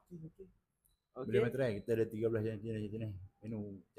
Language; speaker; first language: Malay; native; Malay